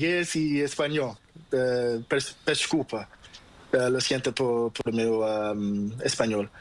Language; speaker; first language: Spanish; non-native, learner; Portuguese